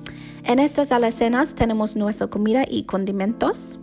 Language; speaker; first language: Spanish; non-native, learner; English